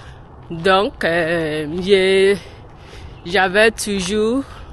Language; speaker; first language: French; non-native, learner; English